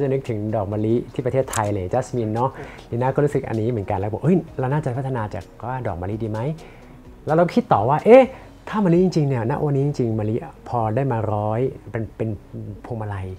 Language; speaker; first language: Thai; native; Thai